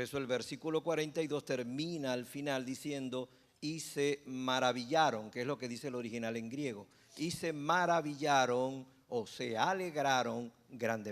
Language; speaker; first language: Spanish; native; Spanish